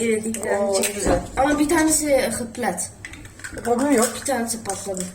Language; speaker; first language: Turkish; early bilingual, heritage; Turkish